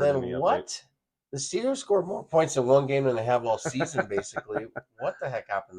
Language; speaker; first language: English; native; English